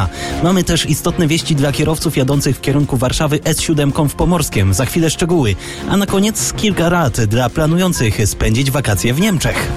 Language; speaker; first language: Polish; native; Polish